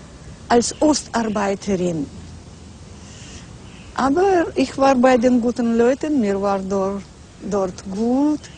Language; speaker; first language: German; non-native, learner; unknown